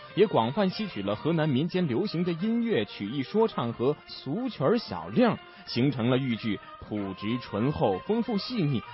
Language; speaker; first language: Chinese; native; Chinese